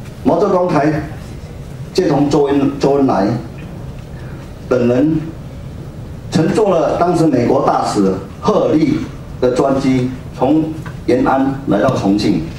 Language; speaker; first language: Chinese; native; Chinese